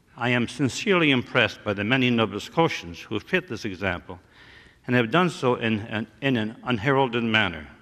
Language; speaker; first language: English; early bilingual, other home language; French